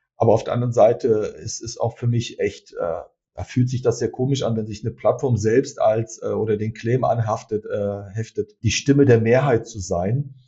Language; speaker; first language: German; early bilingual, other home language; Turkish